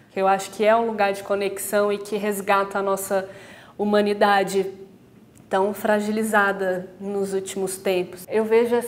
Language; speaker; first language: Portuguese; native; Portuguese